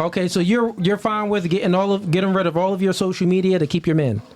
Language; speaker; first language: English; native; English